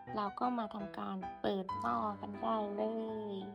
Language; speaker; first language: Thai; non-native, local second language; Northeastern Thai